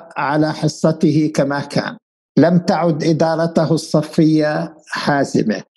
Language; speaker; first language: Arabic; native; Arabic